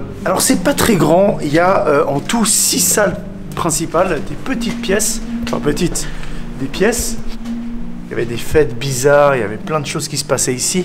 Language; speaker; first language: French; native; French